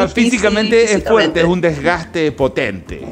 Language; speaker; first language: Spanish; native; Spanish